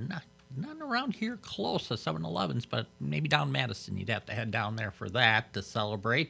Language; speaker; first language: English; native; English